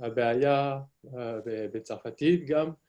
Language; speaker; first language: Hebrew; non-native, learner; French